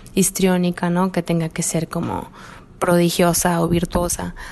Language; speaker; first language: Spanish; native; Spanish